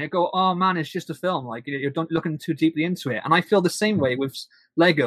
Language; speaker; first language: English; native; English